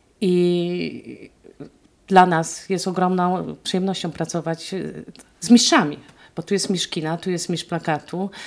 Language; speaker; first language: Polish; native; Polish